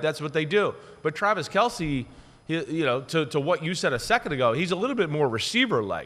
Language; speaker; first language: English; native; English